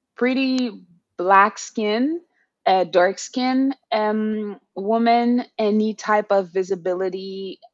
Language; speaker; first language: English; non-native, fluent; Haitian Creole